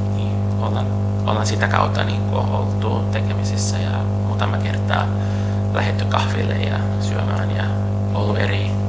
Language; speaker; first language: Finnish; non-native, fluent; Portuguese